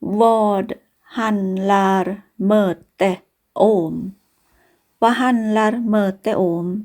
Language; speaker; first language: Swedish; non-native, fluent; Thai